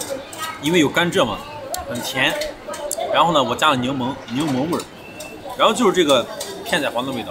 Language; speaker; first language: Chinese; native; Chinese